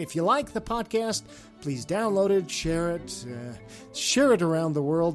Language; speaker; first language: English; native; English